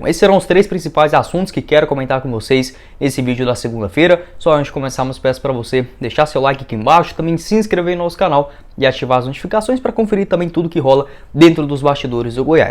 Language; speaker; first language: Portuguese; native; Portuguese